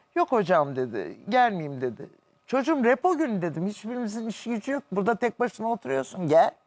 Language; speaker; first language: Turkish; native; Turkish